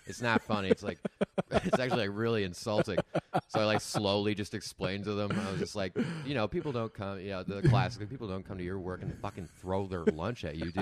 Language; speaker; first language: English; native; English